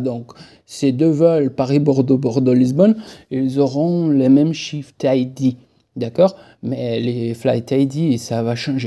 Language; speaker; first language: French; non-native, fluent; Portuguese